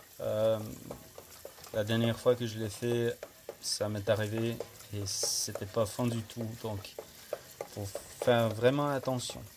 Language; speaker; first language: French; non-native, fluent; English